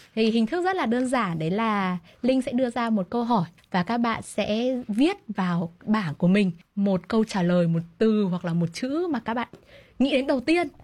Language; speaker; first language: Vietnamese; native; Vietnamese